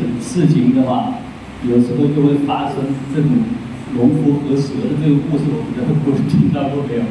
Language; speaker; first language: Chinese; native; Chinese